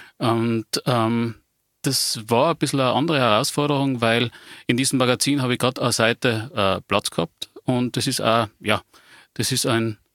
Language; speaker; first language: German; native; German